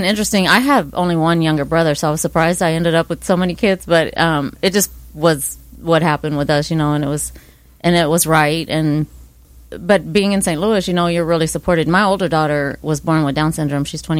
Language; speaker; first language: English; native; English